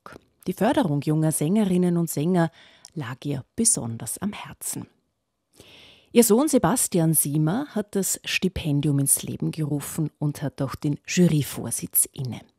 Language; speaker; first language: German; native; German